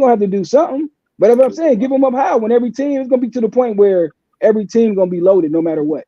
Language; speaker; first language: English; native; English